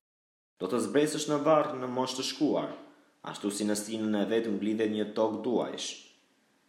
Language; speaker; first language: Albanian; native; Albanian